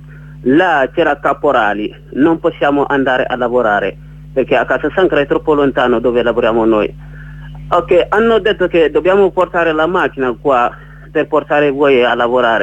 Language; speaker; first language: Italian; non-native, learner; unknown